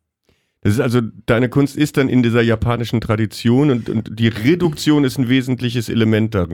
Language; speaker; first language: German; native; German